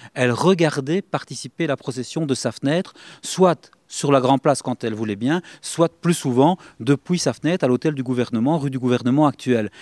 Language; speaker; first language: French; native; French